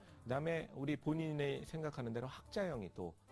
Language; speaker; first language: Korean; native; Korean